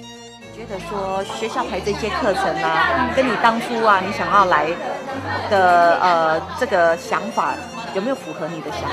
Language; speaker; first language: Chinese; native; Chinese